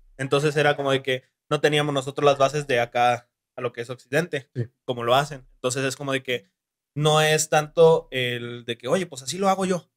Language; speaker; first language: Spanish; native; Spanish